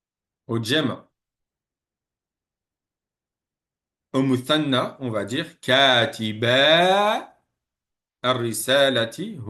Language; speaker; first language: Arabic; non-native, fluent; French